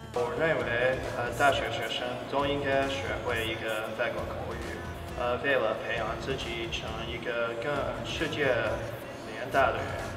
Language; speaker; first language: Chinese; non-native, learner; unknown